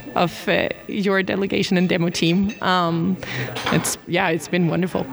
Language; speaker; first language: English; non-native, fluent; Swedish